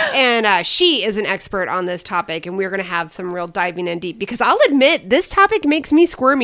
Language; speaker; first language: English; native; English